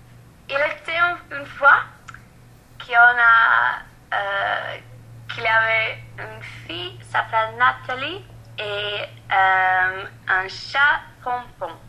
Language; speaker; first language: French; non-native, learner; English